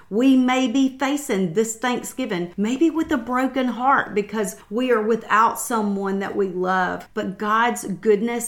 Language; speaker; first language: English; native; English